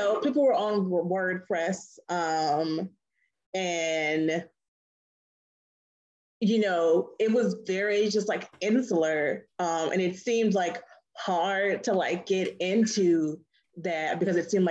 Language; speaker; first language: English; native; English